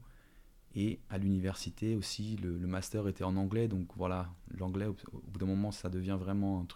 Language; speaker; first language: French; early bilingual, other home language; Dutch